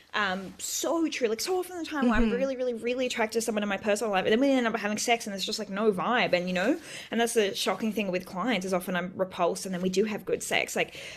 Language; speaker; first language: English; native; English